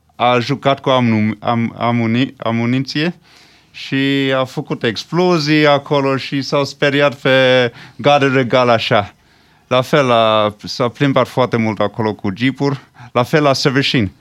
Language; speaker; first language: Romanian; non-native, fluent; English